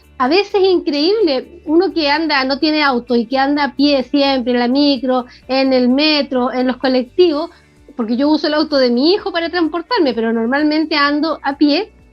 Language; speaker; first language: Spanish; native; Spanish